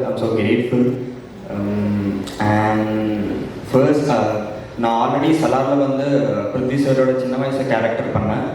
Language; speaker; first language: Tamil; non-native, learner; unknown